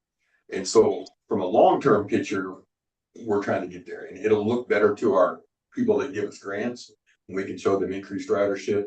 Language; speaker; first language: English; native; English